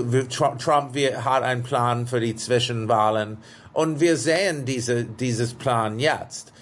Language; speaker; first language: German; non-native, fluent; English